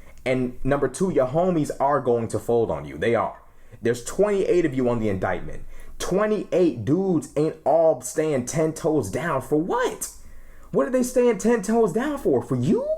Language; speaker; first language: English; native; English